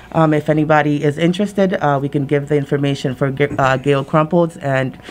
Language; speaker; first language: English; early bilingual, other home language; Spanish